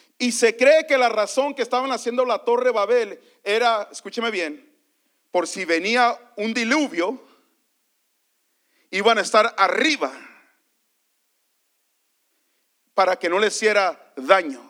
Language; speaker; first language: Spanish; early bilingual, heritage; Spanish